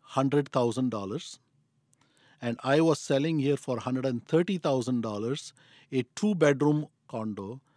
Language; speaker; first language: English; non-native, local second language; Tamil